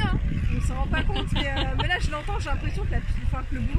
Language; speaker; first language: French; native; French